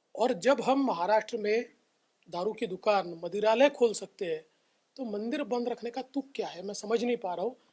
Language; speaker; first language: Hindi; non-native, local second language; Marathi